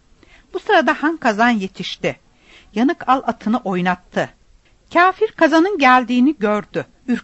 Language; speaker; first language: Turkish; native; Turkish